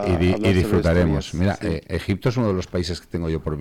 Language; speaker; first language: Spanish; native; Spanish